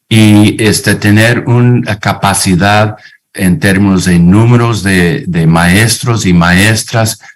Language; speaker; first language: Spanish; non-native, fluent; English